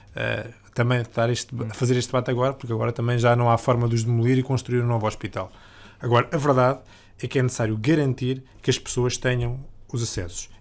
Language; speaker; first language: Portuguese; native; Portuguese